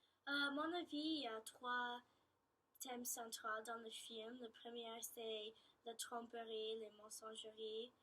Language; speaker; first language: French; non-native, learner; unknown